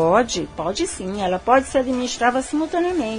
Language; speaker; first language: Portuguese; native; Portuguese